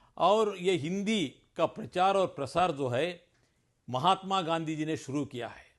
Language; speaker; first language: Hindi; non-native, local second language; Telugu